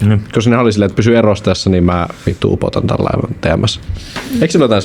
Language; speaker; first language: Finnish; native; Finnish